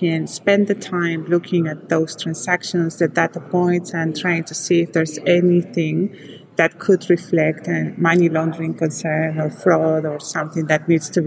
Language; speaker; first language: English; non-native, fluent; Spanish